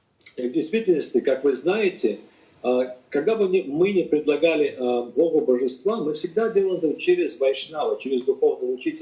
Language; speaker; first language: Russian; native; Russian